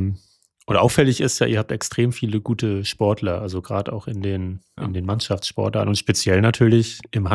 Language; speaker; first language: German; native; German